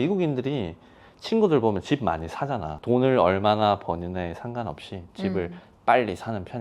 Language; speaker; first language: Korean; non-native, local second language; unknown